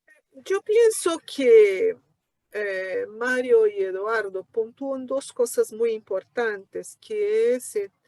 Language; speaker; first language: Spanish; non-native, fluent; Portuguese